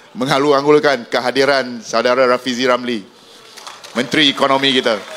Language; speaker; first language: Malay; non-native, local second language; Min Nan Chinese